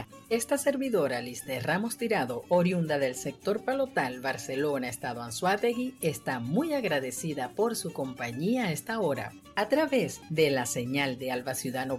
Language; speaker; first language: Spanish; native; Spanish